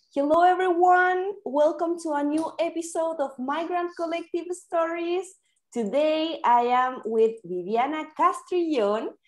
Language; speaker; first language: English; non-native, fluent; Spanish